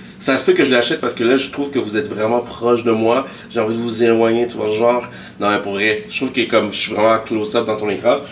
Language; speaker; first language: French; early bilingual, other home language; Haitian Creole